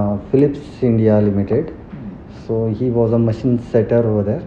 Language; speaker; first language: English; non-native, local second language; Marathi